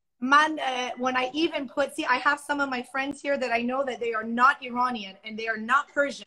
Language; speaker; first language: English; early bilingual, other home language; Persian